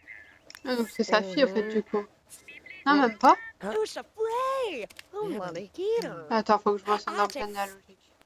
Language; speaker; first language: French; native; French